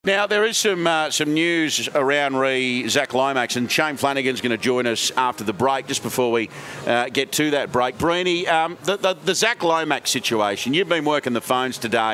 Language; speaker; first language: English; native; English